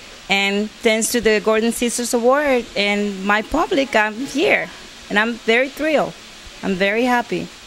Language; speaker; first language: English; non-native, fluent; Spanish